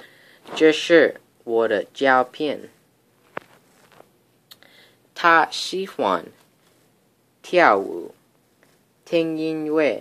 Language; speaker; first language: Chinese; non-native, learner; English